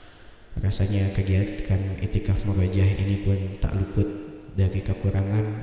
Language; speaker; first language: Indonesian; native; Indonesian